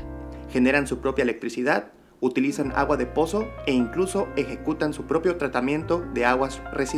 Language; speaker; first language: Spanish; native; Spanish